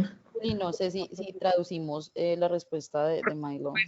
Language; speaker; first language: Spanish; native; Spanish